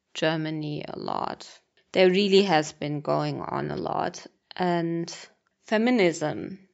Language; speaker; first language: English; non-native, fluent; German